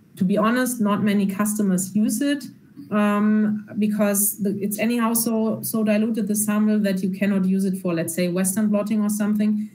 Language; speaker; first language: English; non-native, fluent; German